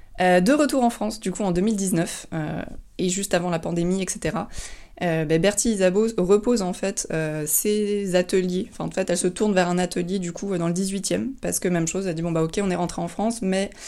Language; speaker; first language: French; native; French